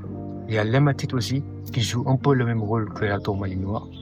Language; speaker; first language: French; non-native, local second language; Wolof